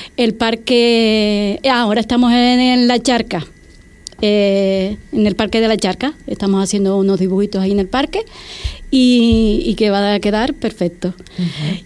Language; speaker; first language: Spanish; native; Spanish